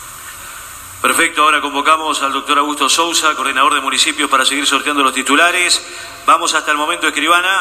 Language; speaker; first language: Spanish; native; Spanish